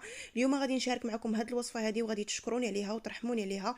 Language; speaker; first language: Arabic; native; Arabic